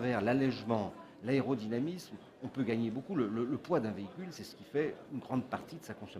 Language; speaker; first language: French; native; French